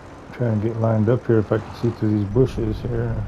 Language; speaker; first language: English; native; English